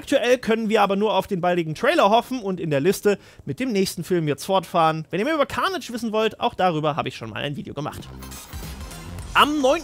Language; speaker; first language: German; native; German